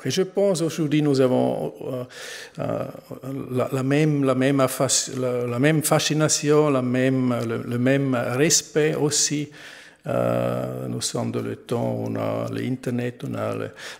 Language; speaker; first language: French; non-native, learner; German